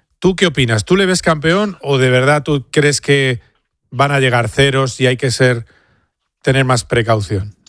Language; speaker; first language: Spanish; native; Spanish